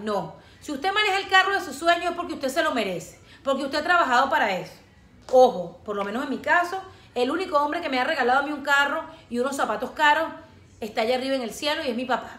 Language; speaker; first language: Spanish; native; Spanish